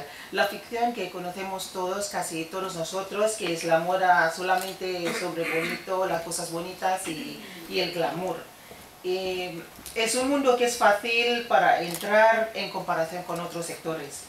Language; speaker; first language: Spanish; non-native, fluent; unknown